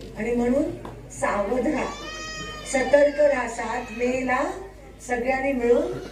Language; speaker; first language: Marathi; native; Marathi